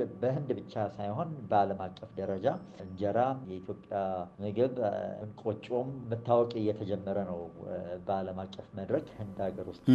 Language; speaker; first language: Amharic; early bilingual, other home language; Gujarati